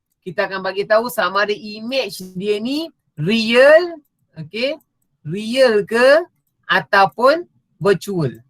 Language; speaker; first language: Malay; non-native, local second language; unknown